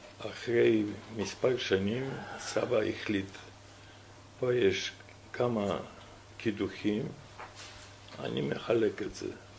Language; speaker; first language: Hebrew; non-native, fluent; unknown